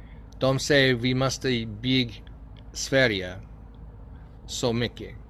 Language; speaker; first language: Swedish; non-native, learner; English